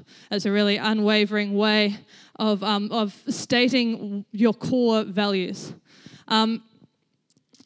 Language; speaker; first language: English; native; English